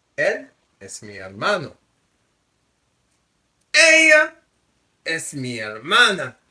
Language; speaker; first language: Spanish; non-native, fluent; French